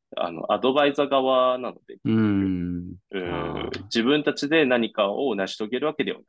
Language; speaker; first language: Japanese; non-native, fluent; Chinese